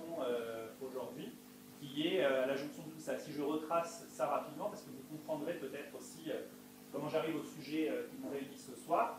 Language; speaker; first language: French; native; French